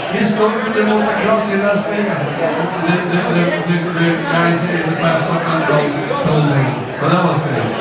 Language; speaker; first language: English; native; English